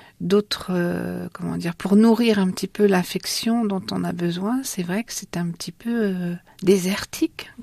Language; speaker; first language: French; native; French